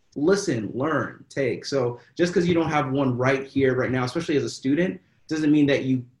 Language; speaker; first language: English; native; English